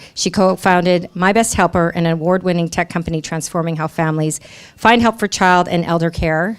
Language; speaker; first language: English; native; English